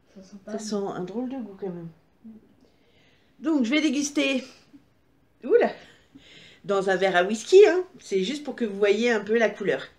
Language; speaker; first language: French; native; French